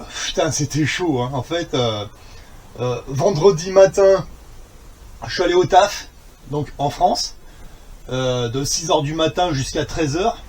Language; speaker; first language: French; native; French